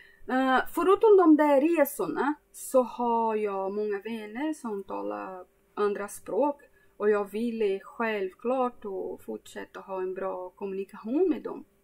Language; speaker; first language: Swedish; non-native, fluent; Portuguese